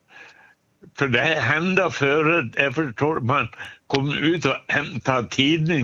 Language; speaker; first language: Swedish; native; Swedish